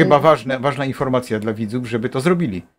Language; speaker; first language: Polish; native; Polish